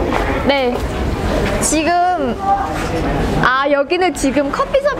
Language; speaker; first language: Korean; non-native, learner; Vietnamese